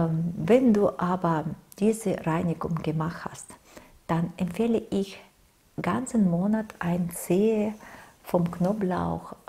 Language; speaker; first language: German; non-native, fluent; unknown